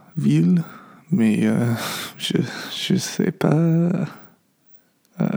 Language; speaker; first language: French; non-native, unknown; English